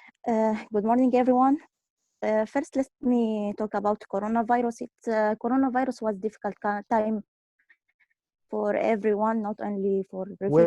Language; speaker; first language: English; non-native, learner; Arabic